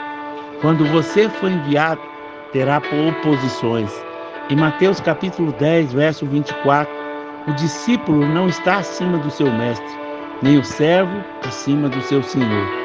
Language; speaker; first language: Portuguese; native; Portuguese